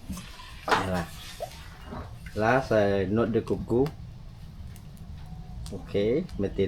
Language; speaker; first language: French; non-native, learner; Khmer